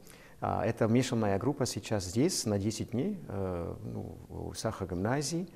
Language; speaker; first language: Russian; non-native, fluent; German